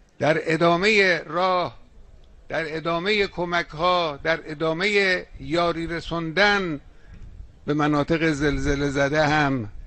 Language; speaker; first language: Persian; native; Persian